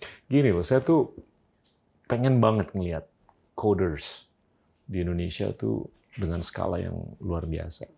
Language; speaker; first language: Indonesian; native; Indonesian